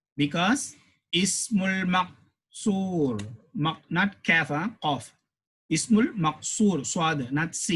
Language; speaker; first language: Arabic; non-native, fluent; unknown